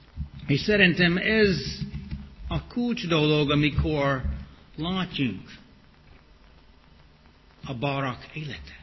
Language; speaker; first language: Hungarian; non-native, fluent; English